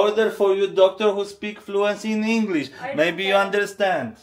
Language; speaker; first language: English; non-native, learner; Polish